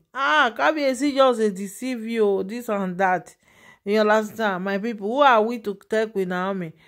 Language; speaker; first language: Nigerian Pidgin; non-native, local second language; Yoruba